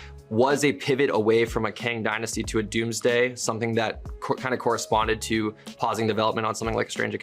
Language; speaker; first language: English; native; English